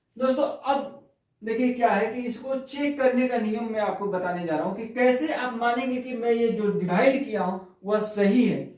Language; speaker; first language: Hindi; native; Hindi